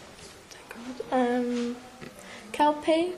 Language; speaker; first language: French; non-native, learner; English